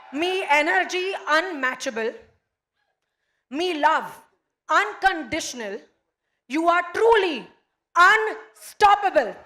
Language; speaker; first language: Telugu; non-native, local second language; Hindi